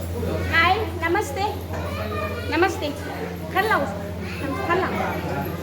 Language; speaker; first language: Hindi; non-native, local second language; Tibetan